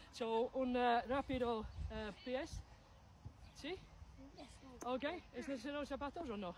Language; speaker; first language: Spanish; non-native, learner; English